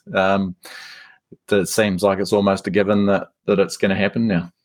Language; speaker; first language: English; native; English